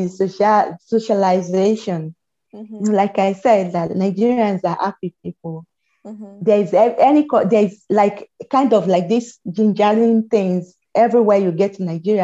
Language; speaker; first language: English; non-native, local second language; Yoruba